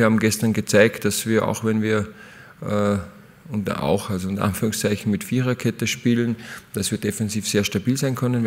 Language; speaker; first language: German; native; German